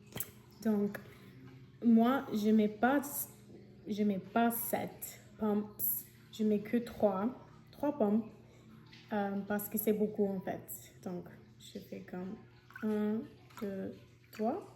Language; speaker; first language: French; non-native, fluent; English